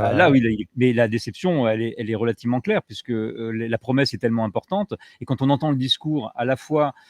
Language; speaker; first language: French; native; French